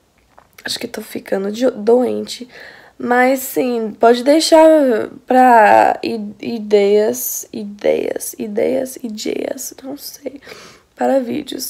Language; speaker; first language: Portuguese; non-native, fluent; English